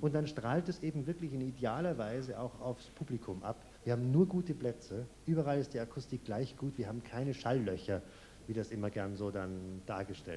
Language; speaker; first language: German; native; German